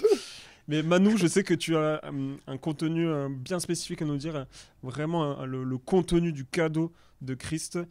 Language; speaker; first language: French; native; French